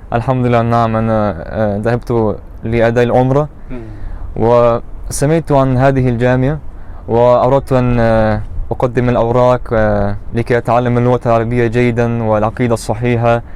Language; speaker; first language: Arabic; non-native, learner; German